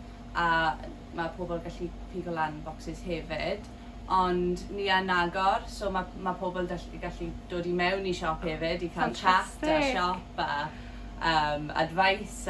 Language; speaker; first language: Welsh; non-native, local second language; English